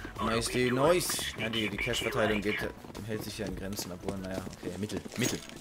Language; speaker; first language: German; native; German